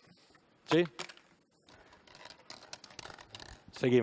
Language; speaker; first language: Spanish; non-native, fluent; Italian